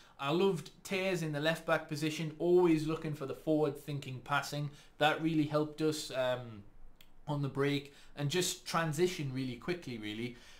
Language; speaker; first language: English; native; English